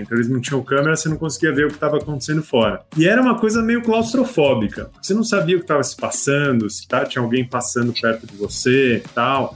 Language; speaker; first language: Portuguese; native; Portuguese